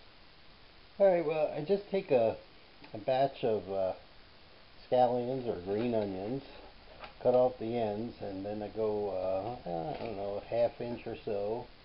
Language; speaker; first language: English; native; English